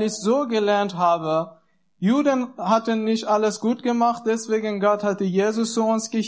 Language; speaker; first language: German; non-native, learner; Persian